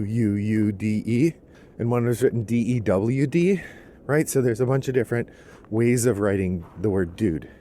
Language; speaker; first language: English; native; English